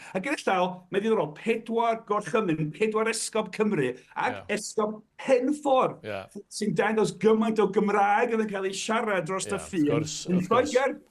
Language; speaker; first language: Welsh; native; Welsh